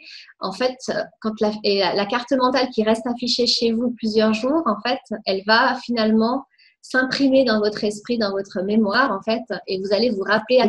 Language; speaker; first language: French; native; French